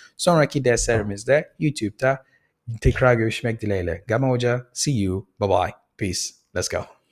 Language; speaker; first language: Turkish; non-native, fluent; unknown